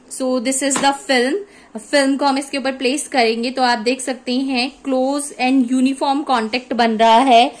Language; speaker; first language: Hindi; native; Hindi